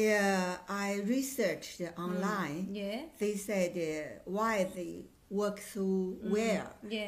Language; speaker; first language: English; non-native, learner; Chinese